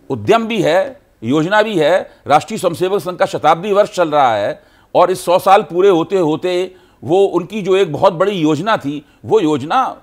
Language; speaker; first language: Hindi; native; Hindi